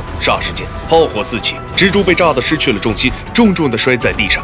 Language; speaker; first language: Chinese; native; Chinese